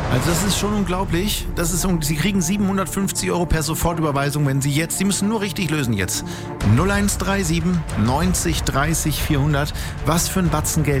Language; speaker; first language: German; native; German